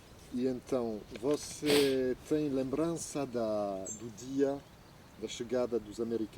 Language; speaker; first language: Portuguese; non-native, fluent; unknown